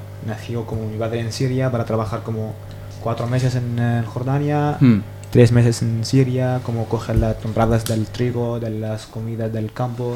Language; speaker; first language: Spanish; non-native, learner; Arabic